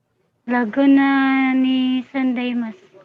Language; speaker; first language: Japanese; non-native, learner; Filipino